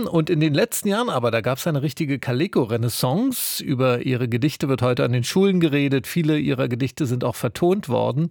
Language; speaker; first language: German; native; German